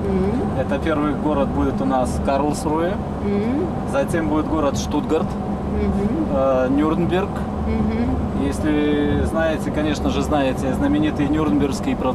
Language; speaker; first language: Russian; native; Russian